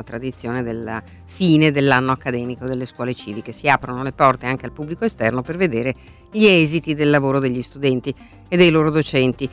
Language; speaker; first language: Italian; native; Italian